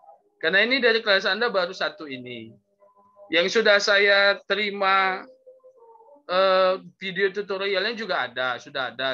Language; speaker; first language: Indonesian; native; Indonesian